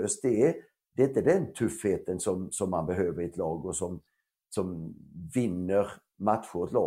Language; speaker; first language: Swedish; native; Swedish